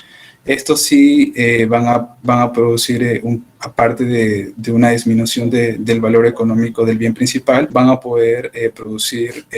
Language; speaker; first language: Spanish; native; Spanish